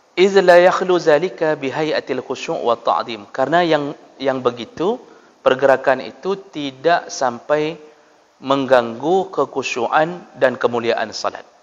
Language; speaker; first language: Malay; non-native, local second language; Achinese